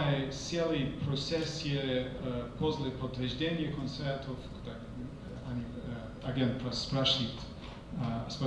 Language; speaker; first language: Russian; non-native, fluent; English